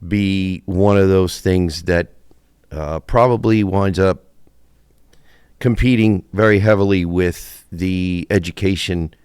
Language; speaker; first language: English; native; English